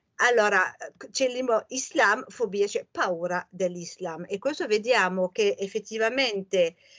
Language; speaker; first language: Italian; non-native, fluent; French